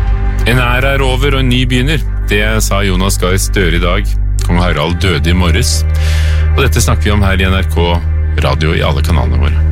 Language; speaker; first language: Norwegian; native; Norwegian